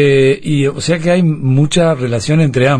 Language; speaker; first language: Spanish; native; Spanish